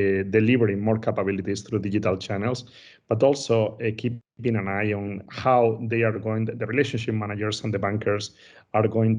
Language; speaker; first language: English; non-native, fluent; Spanish